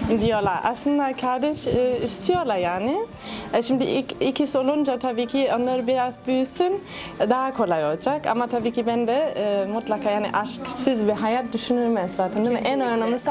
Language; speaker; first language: Turkish; non-native, fluent; German